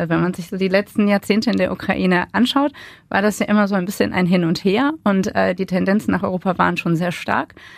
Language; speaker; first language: German; native; German